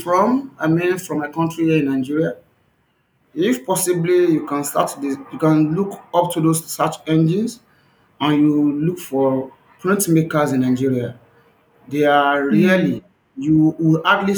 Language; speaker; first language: English; non-native, local second language; Yoruba